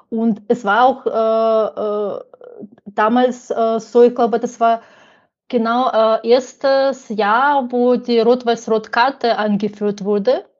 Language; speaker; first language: German; non-native, fluent; Ukrainian